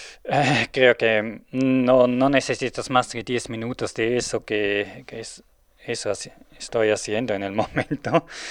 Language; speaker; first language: Spanish; non-native, learner; Swiss German